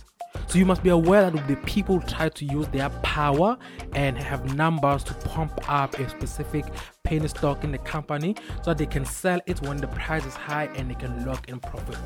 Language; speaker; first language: English; non-native, local second language; Swati